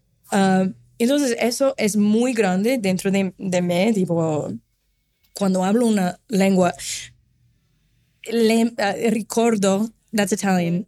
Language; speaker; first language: Spanish; non-native, fluent; Portuguese